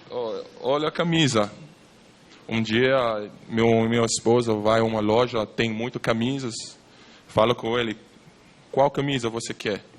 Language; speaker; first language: Portuguese; non-native, learner; English